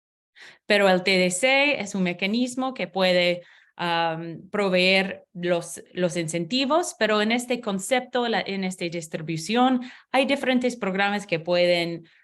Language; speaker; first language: Spanish; non-native, learner; English